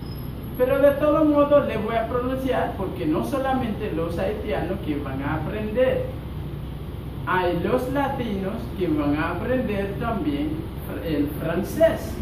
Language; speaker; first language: Spanish; non-native, fluent; Haitian Creole